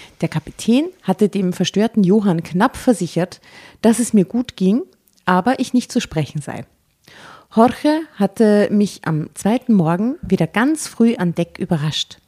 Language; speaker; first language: German; native; German